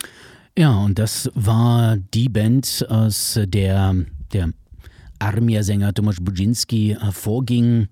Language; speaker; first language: German; native; German